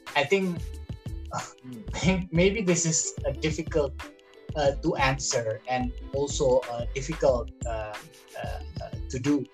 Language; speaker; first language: English; non-native, fluent; Indonesian